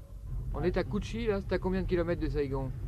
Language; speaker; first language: French; native; French